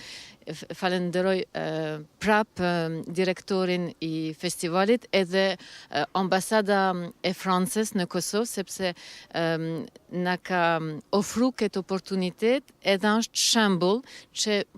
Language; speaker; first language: Albanian; early bilingual, heritage; Albanian